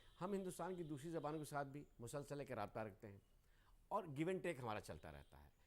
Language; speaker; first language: Urdu; native; Urdu